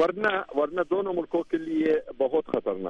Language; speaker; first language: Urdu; non-native, fluent; Pashto